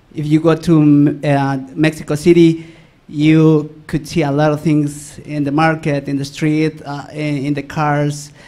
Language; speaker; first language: English; non-native, learner; Spanish